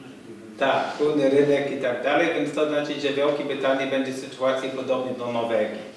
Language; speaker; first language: Polish; non-native, fluent; English